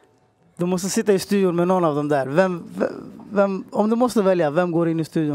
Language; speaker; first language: Swedish; native; Swedish